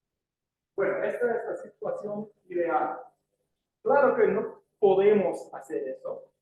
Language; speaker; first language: Spanish; non-native, fluent; English